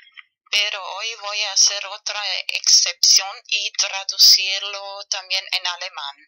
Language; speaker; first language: Spanish; non-native, fluent; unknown